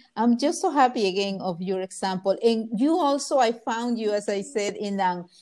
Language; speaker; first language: English; non-native, fluent; Spanish